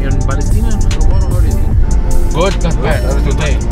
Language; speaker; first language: English; non-native, learner; Arabic